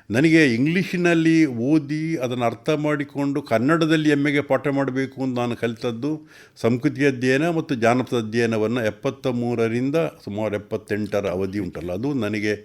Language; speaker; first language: Kannada; non-native, local second language; Tulu